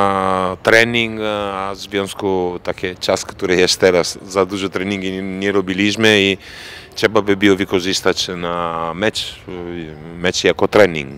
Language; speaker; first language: Polish; non-native, fluent; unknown